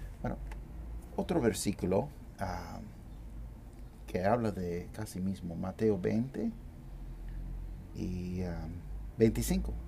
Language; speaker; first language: Spanish; non-native, fluent; English